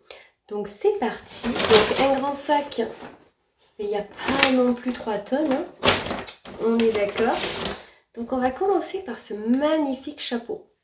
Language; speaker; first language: French; native; French